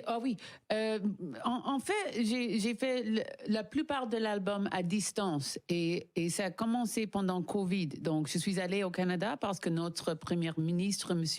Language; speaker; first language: French; non-native, learner; English